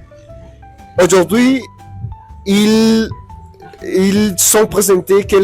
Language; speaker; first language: French; non-native, learner; Spanish